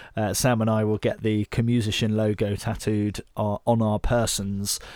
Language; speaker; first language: English; native; English